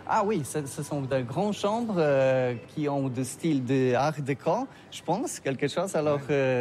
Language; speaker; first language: French; non-native, learner; Polish